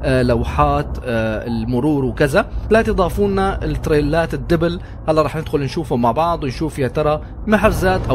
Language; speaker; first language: Arabic; native; Arabic